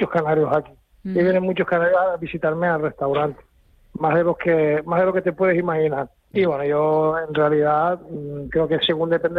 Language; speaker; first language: Spanish; native; Spanish